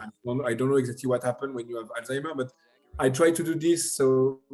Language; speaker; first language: English; non-native, learner; French